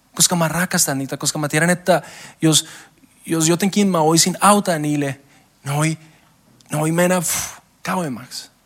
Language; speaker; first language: Finnish; non-native, learner; Spanish